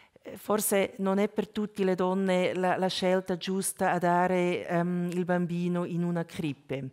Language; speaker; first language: Italian; non-native, local second language; German